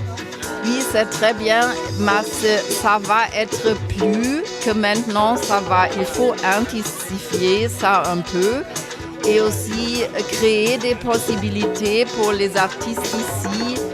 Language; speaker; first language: French; non-native, fluent; German